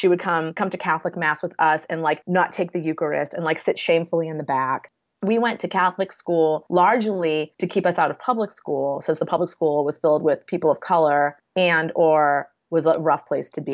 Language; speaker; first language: English; native; English